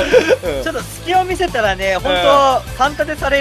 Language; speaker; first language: Japanese; native; Japanese